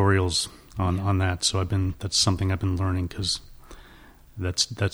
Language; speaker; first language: English; native; English